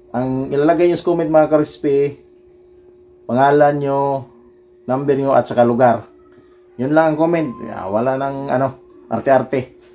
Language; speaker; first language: Filipino; non-native, local second language; Cebuano